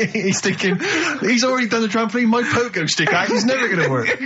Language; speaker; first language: English; native; English